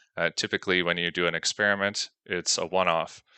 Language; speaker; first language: English; native; English